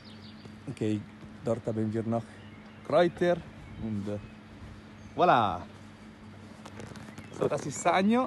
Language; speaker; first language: German; non-native, local second language; Italian